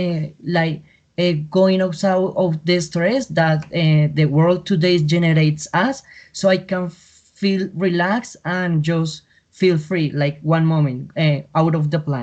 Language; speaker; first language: English; non-native, fluent; Spanish